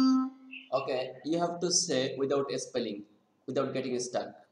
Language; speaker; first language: English; non-native, fluent; Bangla